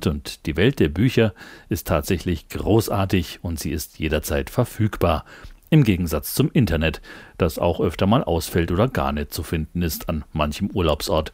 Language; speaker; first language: German; native; German